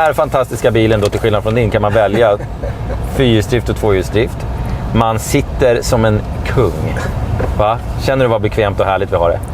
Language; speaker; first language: Swedish; native; Swedish